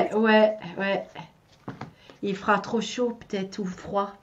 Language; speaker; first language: French; native; French